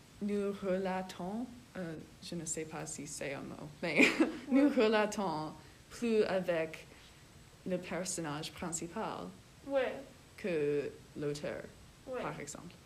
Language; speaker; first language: French; non-native, learner; English